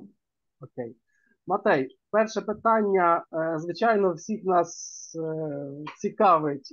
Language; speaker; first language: Ukrainian; native; Ukrainian